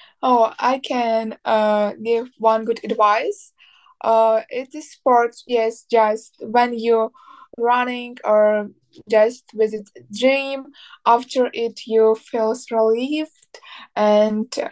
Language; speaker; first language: English; non-native, learner; Ukrainian